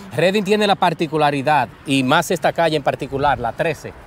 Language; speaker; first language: Spanish; native; Spanish